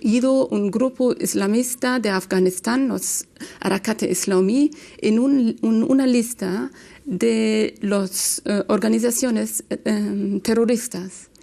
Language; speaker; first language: Spanish; non-native, learner; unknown